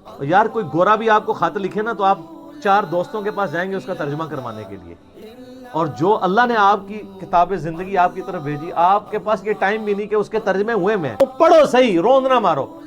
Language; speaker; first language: Urdu; native; Urdu